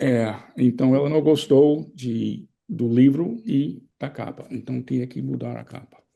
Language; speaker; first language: Portuguese; non-native, fluent; English